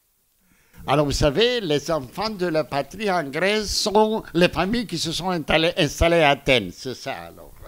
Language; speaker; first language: French; non-native, fluent; Greek